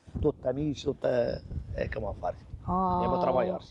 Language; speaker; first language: Italian; non-native, learner; Arabic